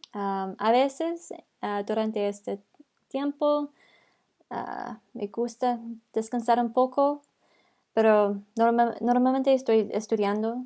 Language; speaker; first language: Spanish; non-native, learner; English